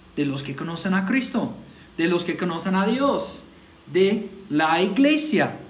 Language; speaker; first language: Spanish; non-native, fluent; English